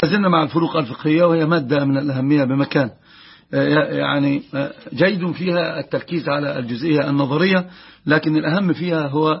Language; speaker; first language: Arabic; native; Arabic